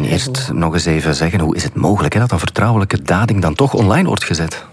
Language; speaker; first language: Dutch; native; Dutch